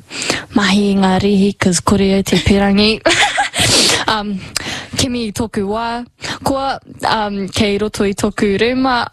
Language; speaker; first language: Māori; non-native, learner; English